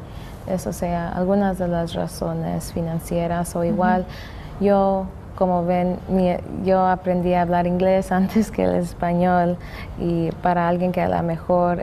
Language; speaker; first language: Spanish; early bilingual, heritage; English